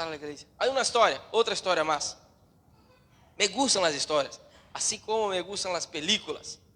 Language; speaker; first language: Spanish; non-native, learner; Portuguese